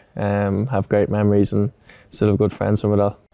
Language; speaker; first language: English; native; English